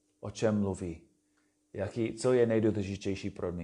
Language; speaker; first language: Czech; non-native, fluent; English